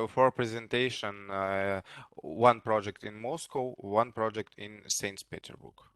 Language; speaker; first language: English; non-native, learner; Russian